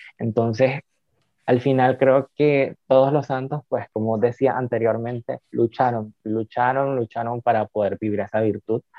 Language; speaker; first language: Spanish; native; Spanish